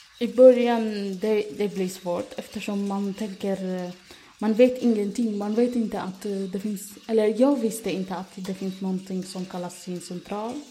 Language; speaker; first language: Swedish; non-native, fluent; Arabic